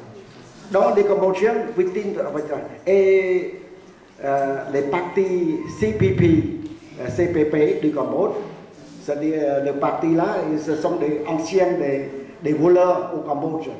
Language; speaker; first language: French; non-native, learner; Khmer